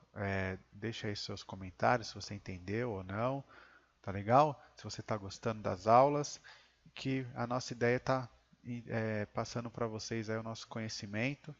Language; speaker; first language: Portuguese; native; Portuguese